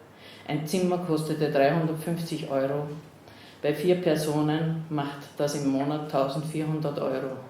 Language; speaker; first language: German; native; German